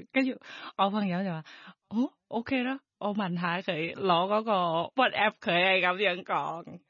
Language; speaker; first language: Cantonese; non-native, learner; Thai